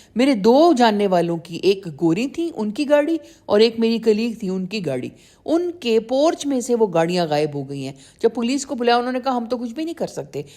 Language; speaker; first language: Urdu; native; Urdu